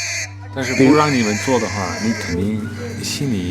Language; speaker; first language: Chinese; non-native, fluent; Dutch